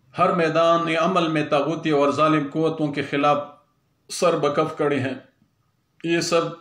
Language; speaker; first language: Urdu; non-native, local second language; Pashto